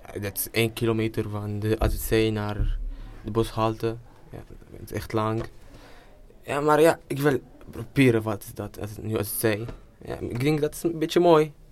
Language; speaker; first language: Dutch; non-native, learner; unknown